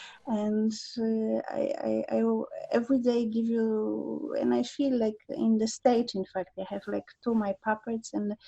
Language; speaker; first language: English; non-native, learner; Polish